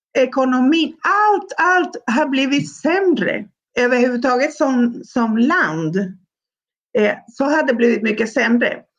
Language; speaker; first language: Swedish; non-native, fluent; Spanish